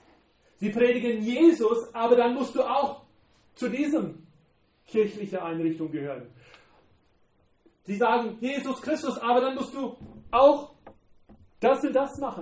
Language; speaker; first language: German; non-native, fluent; English